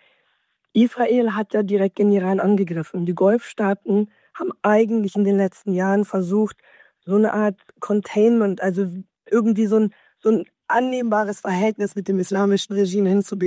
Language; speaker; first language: German; native; German